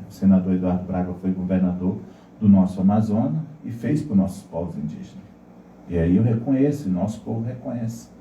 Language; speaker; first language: Portuguese; non-native, local second language; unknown